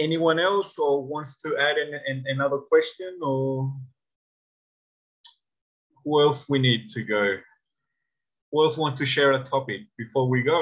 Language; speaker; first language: English; non-native, learner; Spanish